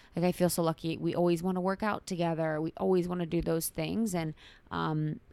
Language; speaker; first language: English; native; English